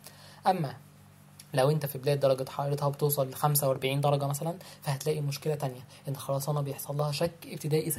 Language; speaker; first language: Arabic; native; Arabic